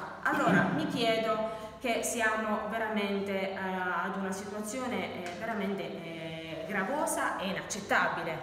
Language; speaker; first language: Italian; native; Italian